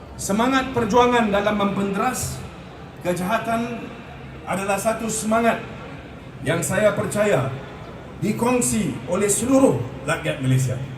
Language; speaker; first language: Malay; non-native, local second language; Punjabi